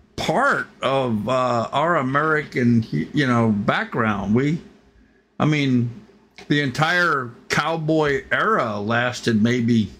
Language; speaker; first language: English; native; English